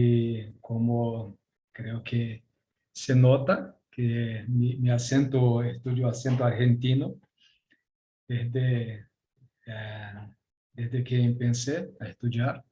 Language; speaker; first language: Spanish; non-native, learner; Portuguese